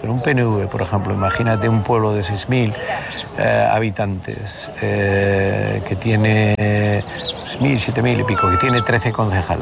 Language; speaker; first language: Spanish; native; Spanish